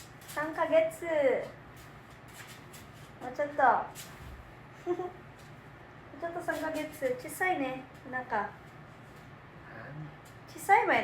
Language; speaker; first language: Japanese; non-native, learner; Filipino